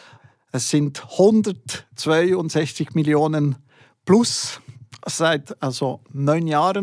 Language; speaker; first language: German; non-native, local second language; French